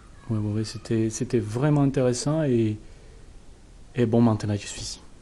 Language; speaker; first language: French; non-native, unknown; Spanish